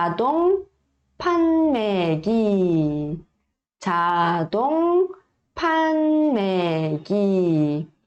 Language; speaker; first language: Korean; early bilingual, heritage; Korean